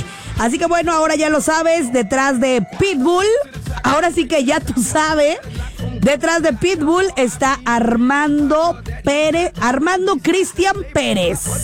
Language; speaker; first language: Spanish; native; Spanish